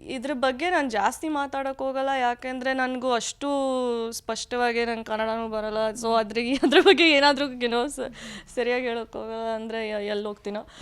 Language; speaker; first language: Kannada; early bilingual, heritage; Kannada